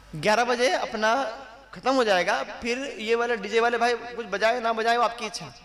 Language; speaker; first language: Hindi; non-native, local second language; Gujarati